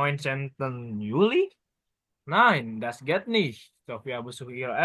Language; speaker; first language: German; non-native, learner; Indonesian